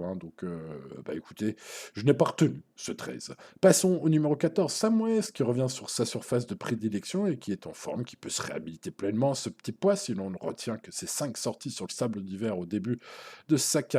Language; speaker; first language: French; native; French